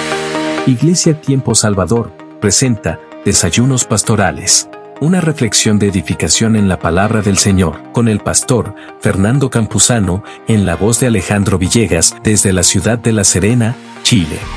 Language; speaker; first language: Spanish; native; Spanish